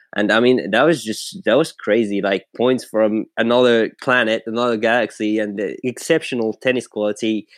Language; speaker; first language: English; non-native, fluent; French